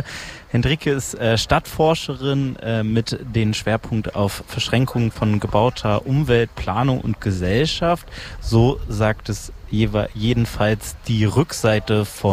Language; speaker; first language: German; native; German